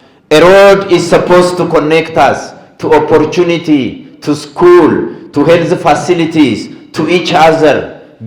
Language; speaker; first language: English; non-native, fluent; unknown